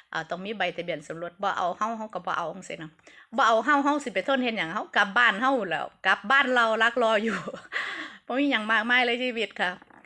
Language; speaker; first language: Thai; native; Thai